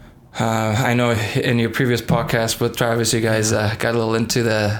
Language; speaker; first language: English; non-native, fluent; Persian